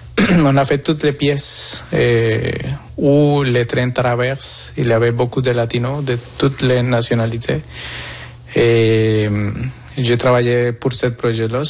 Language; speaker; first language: French; non-native, fluent; Spanish